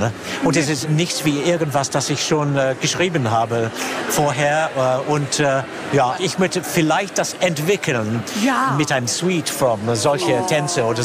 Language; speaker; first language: German; non-native, fluent; English